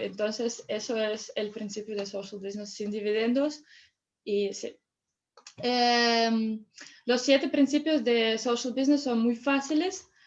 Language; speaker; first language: Spanish; non-native, fluent; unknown